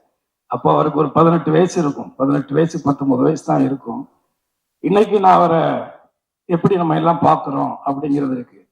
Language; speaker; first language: Tamil; native; Tamil